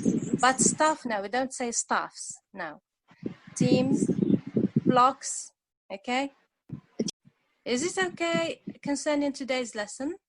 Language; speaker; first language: English; non-native, fluent; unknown